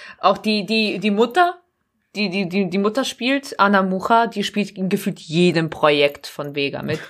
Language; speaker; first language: German; early bilingual, other home language; Polish